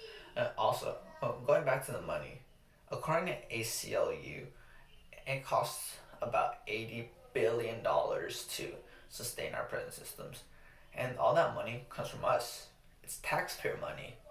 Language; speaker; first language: English; native; English